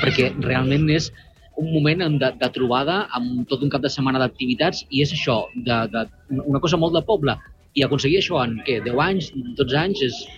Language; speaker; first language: Catalan; native; Catalan